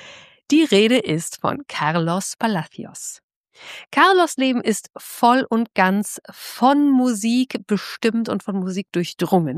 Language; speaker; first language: German; native; German